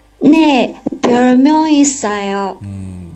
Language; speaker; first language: Korean; non-native, learner; Chinese